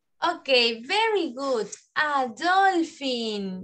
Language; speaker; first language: English; non-native, fluent; Spanish